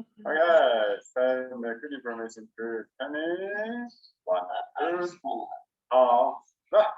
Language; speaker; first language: English; non-native, learner; Chinese